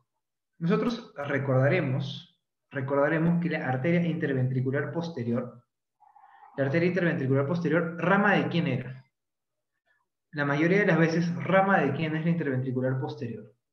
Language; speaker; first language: Spanish; native; Spanish